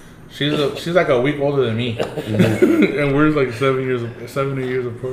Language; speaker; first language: English; early bilingual, other home language; Spanish